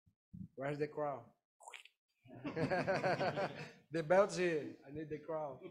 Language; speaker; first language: English; non-native, learner; Portuguese